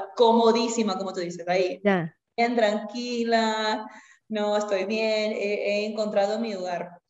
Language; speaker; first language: Spanish; native; Spanish